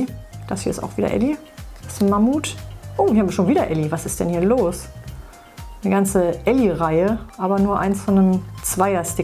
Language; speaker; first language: German; native; German